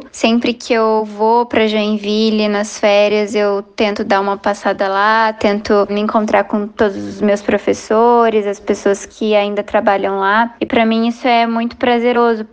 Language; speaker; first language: Portuguese; native; Portuguese